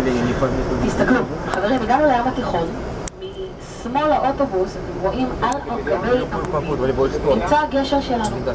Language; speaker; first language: Hebrew; native; Hebrew